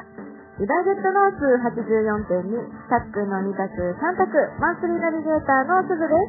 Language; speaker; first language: Japanese; native; Japanese